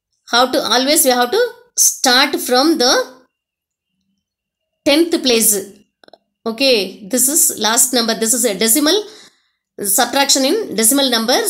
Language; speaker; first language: English; non-native, local second language; Tamil